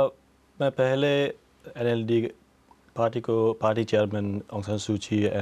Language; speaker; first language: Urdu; non-native, fluent; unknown